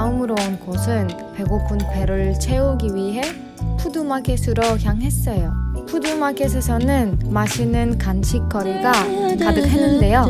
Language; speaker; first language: Korean; non-native, learner; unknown